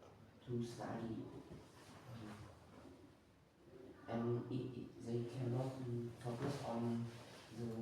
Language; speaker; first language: English; non-native, learner; Vietnamese